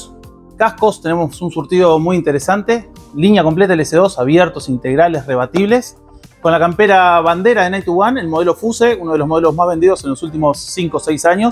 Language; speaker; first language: Spanish; native; Spanish